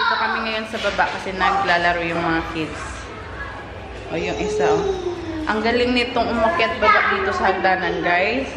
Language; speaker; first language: Filipino; non-native, local second language; Hiligaynon